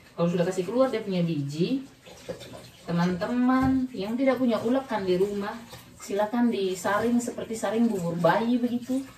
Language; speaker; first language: Indonesian; non-native, local second language; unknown